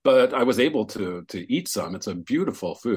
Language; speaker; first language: English; native; English